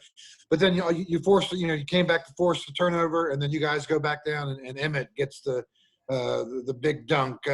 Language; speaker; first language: English; native; English